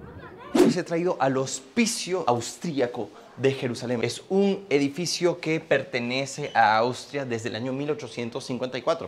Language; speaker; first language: Spanish; native; Spanish